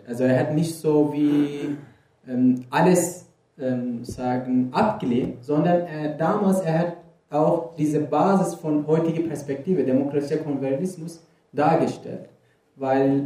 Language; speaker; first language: German; non-native, fluent; Kurdish